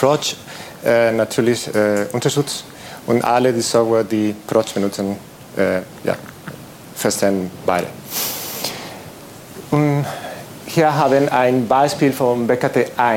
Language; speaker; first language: German; non-native, fluent; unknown